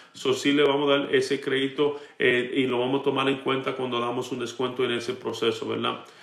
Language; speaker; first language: Spanish; early bilingual, heritage; Spanish